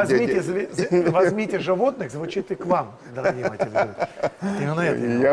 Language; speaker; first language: Russian; native; Russian